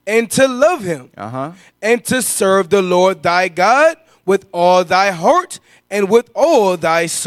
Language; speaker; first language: English; native; English